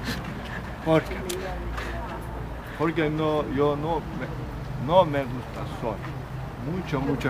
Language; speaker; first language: Spanish; non-native, learner; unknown